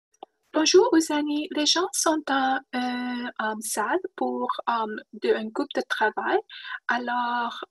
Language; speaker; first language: French; non-native, learner; English